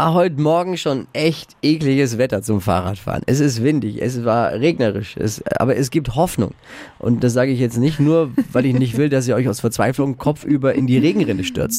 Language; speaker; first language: German; native; German